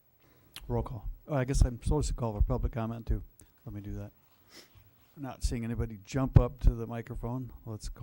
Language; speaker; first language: English; native; English